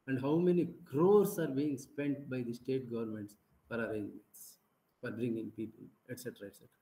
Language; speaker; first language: English; non-native, local second language; Kannada